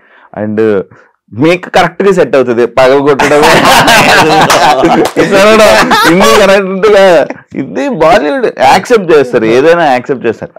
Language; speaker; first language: Telugu; native; Telugu